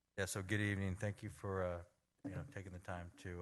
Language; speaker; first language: English; native; English